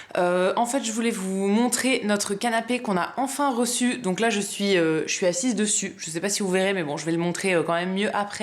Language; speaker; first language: French; native; French